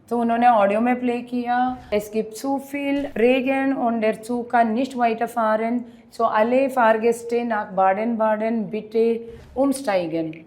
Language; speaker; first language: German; non-native, learner; Hindi